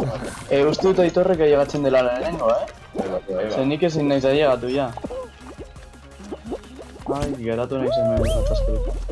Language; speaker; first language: Basque; non-native, local second language; Spanish